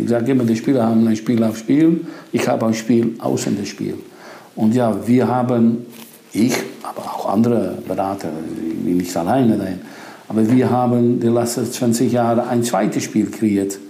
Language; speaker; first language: German; non-native, fluent; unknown